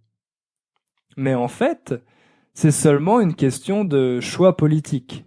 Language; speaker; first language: French; native; French